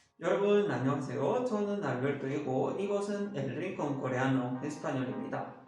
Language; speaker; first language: Korean; non-native, fluent; Spanish